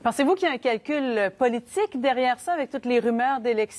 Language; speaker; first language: French; native; French